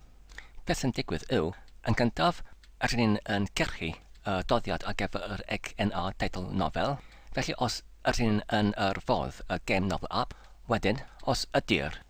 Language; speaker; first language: Welsh; non-native, fluent; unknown